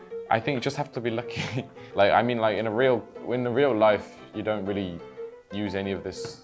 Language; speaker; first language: English; native; English